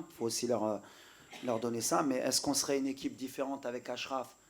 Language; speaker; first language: French; native; French